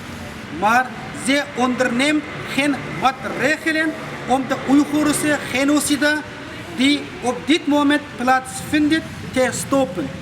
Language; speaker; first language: Dutch; non-native, fluent; Uyghur